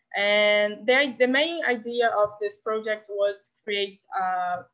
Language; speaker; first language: English; non-native, fluent; Portuguese